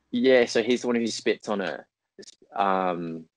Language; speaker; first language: English; native; English